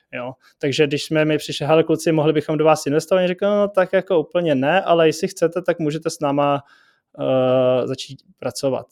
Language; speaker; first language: Czech; native; Czech